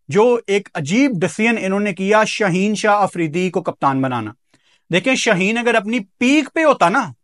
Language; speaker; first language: Urdu; non-native, local second language; Punjabi